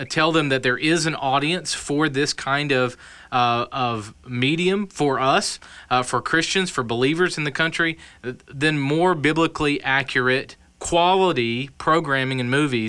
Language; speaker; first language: English; native; English